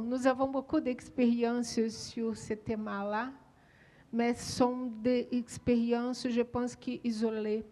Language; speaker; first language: French; non-native, learner; Portuguese